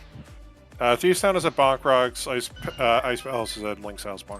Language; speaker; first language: English; native; English